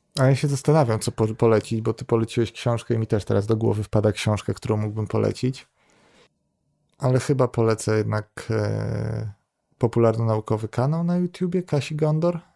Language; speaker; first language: Polish; native; Polish